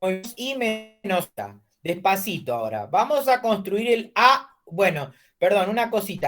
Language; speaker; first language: Spanish; native; Spanish